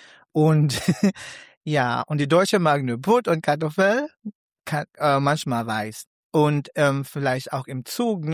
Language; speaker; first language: German; non-native, learner; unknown